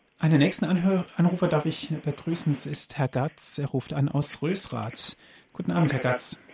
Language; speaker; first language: German; native; German